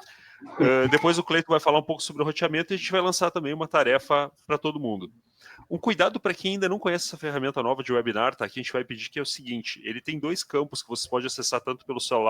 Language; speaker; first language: Portuguese; native; Portuguese